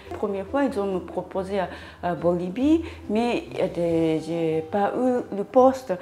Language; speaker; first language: French; non-native, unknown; Japanese